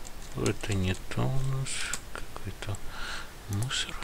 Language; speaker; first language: Russian; native; Russian